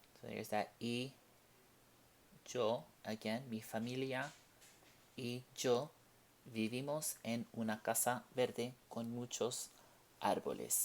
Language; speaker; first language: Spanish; non-native, fluent; English